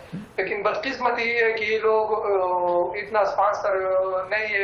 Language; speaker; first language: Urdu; non-native, local second language; Pashto